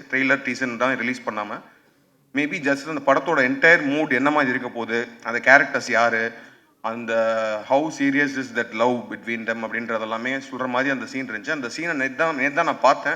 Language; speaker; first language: Tamil; native; Tamil